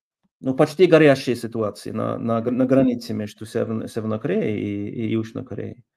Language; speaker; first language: Russian; non-native, fluent; Norwegian